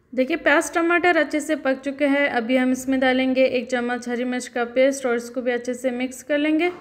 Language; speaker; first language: Hindi; non-native, local second language; Urdu